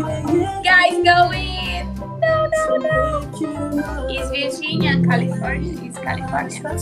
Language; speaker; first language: English; non-native, learner; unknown